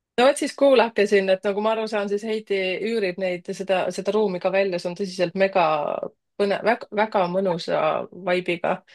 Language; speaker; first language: Estonian; native; Estonian